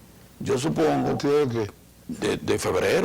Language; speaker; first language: Spanish; native; Spanish